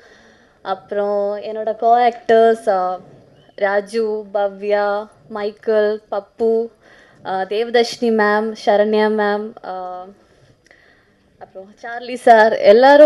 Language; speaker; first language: Tamil; non-native, fluent; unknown